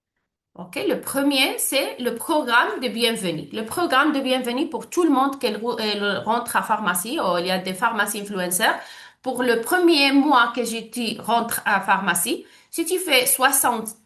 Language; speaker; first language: French; non-native, learner; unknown